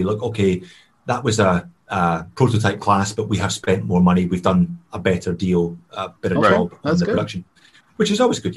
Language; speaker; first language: English; native; English